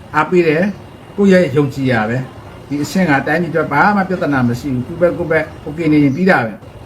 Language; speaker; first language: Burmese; native; Burmese